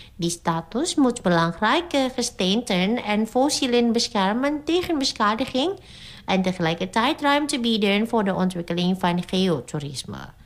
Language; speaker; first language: Dutch; non-native, fluent; Indonesian